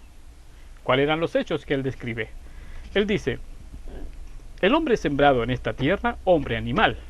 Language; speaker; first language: Spanish; native; Spanish